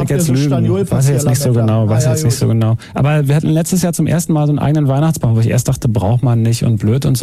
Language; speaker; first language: German; native; German